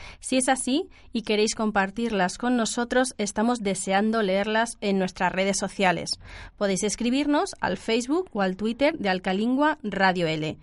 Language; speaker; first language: Spanish; native; Spanish